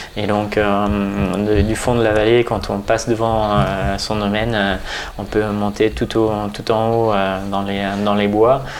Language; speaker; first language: French; non-native, fluent; Dutch